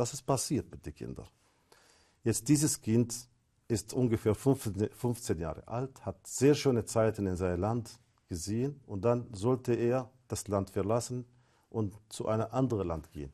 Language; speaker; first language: German; non-native, fluent; Arabic